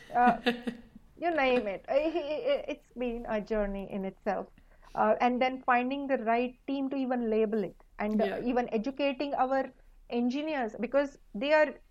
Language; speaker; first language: English; non-native, local second language; Kannada